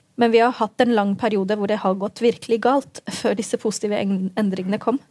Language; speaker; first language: Norwegian; early bilingual, other home language; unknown